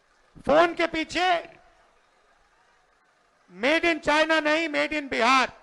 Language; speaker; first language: Hindi; native; Hindi